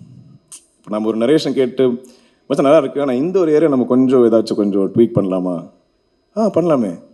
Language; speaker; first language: Tamil; non-native, local second language; Malayalam